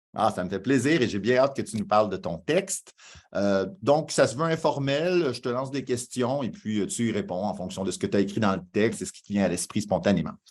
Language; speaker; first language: French; native; French